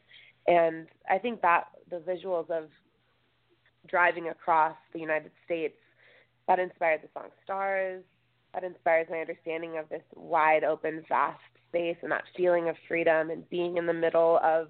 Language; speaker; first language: English; native; English